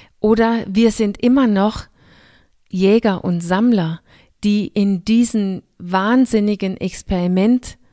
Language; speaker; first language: German; non-native, fluent; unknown